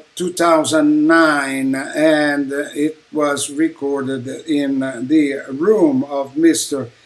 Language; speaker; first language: English; non-native, fluent; Italian